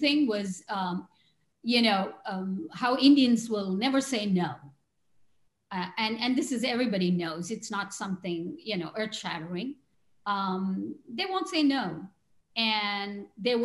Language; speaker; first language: English; non-native, local second language; Tamil